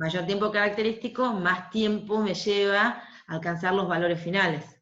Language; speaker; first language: Spanish; native; Spanish